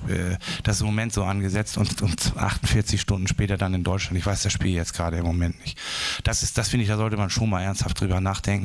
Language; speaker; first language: German; native; German